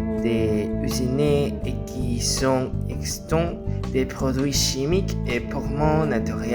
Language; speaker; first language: French; non-native, learner; Spanish